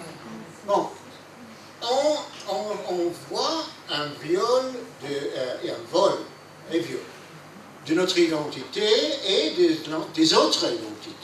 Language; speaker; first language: French; non-native, fluent; English